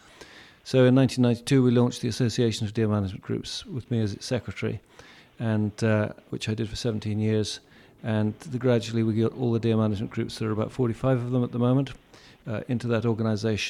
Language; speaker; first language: English; native; English